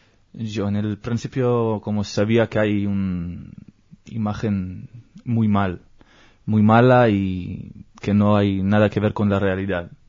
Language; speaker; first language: Spanish; non-native, learner; Hebrew